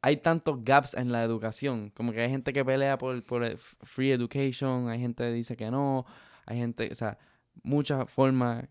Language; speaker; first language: Spanish; early bilingual, heritage; Spanish